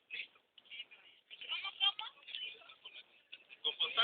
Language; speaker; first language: Spanish; native; Spanish